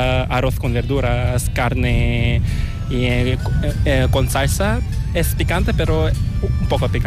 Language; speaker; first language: Spanish; non-native, fluent; Korean